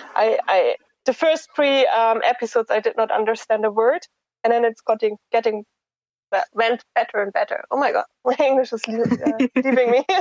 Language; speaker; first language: English; non-native, fluent; German